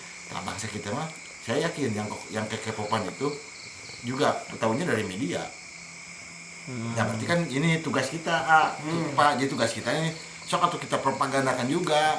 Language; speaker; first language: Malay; non-native, local second language; Sundanese